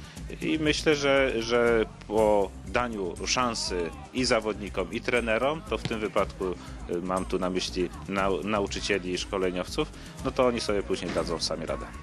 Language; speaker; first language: Polish; native; Polish